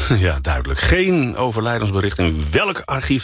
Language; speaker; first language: Dutch; native; Dutch